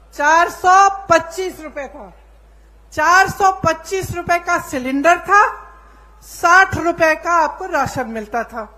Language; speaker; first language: Hindi; native; Hindi